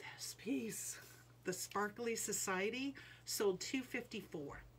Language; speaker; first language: English; native; English